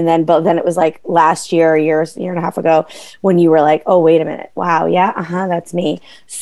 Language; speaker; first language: English; native; English